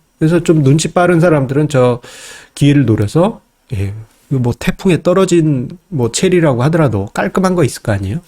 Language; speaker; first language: Korean; native; Korean